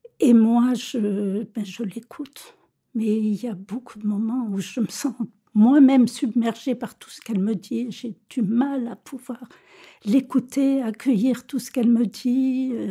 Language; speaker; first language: French; native; French